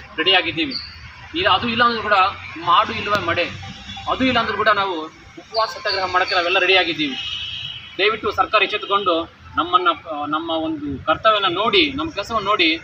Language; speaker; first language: Kannada; native; Kannada